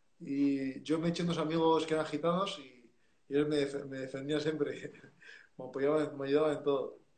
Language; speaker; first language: Spanish; early bilingual, other home language; French